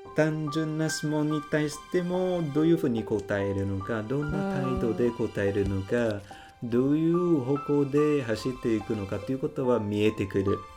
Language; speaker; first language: Japanese; non-native, fluent; Vietnamese